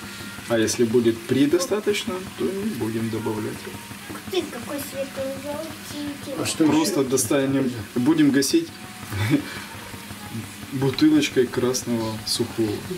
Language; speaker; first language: Russian; native; Russian